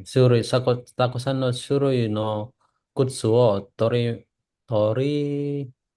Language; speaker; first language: Japanese; non-native, learner; Indonesian